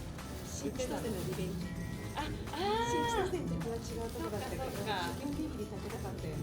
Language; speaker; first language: Japanese; native; Japanese